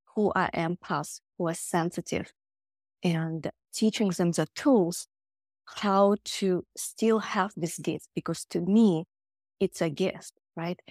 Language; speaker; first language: English; non-native, fluent; Russian